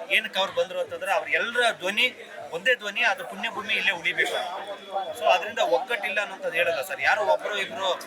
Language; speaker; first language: Kannada; native; Kannada